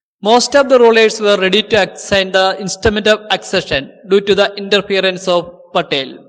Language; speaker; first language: English; non-native, local second language; Malayalam